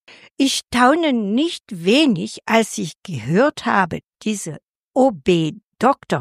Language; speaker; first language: German; non-native, fluent; French